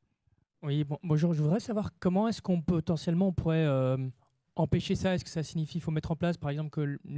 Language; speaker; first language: French; native; French